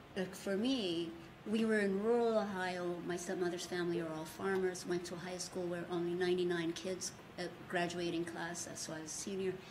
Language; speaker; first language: English; early bilingual, other home language; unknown